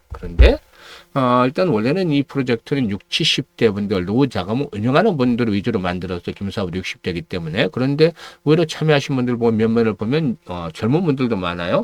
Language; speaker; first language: Korean; native; Korean